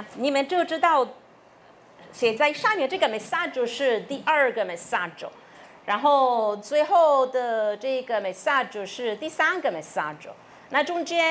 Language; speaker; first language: Chinese; non-native, fluent; Italian